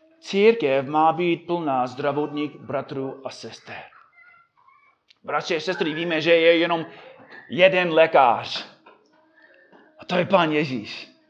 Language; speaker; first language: Czech; non-native, fluent; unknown